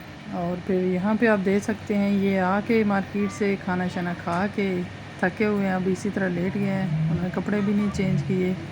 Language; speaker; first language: Hindi; native; Hindi